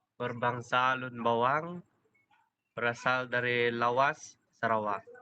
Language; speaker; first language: Malay; non-native, local second language; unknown